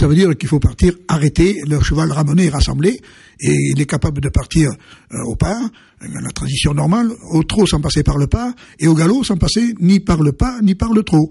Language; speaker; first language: French; native; French